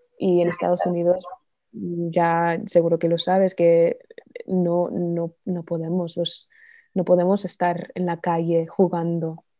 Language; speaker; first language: Spanish; non-native, fluent; English